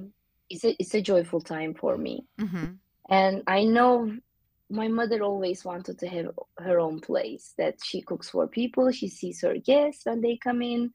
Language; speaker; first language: English; non-native, fluent; Turkish